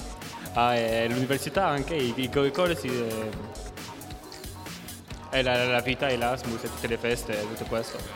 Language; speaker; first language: Italian; non-native, learner; French